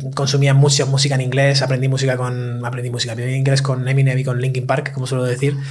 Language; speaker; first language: Spanish; native; Spanish